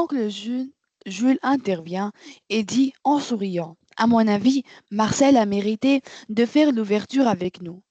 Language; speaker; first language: French; non-native, learner; Arabic